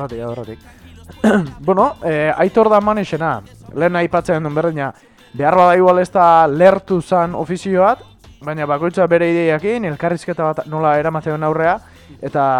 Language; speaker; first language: Basque; native; Basque